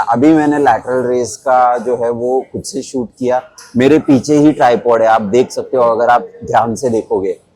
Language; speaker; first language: Hindi; non-native, local second language; Marathi